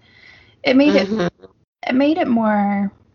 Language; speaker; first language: English; native; English